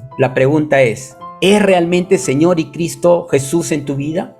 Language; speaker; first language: Spanish; native; Spanish